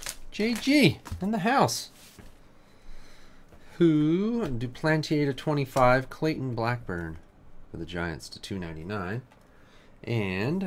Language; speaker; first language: English; native; English